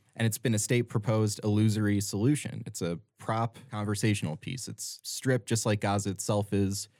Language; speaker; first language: English; native; English